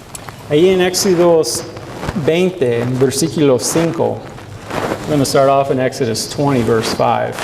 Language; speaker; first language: Spanish; non-native, learner; English